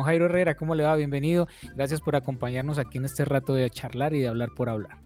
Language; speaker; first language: Spanish; native; Spanish